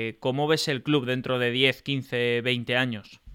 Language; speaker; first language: Spanish; native; Spanish